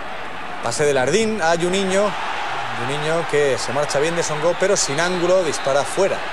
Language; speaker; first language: Spanish; native; Spanish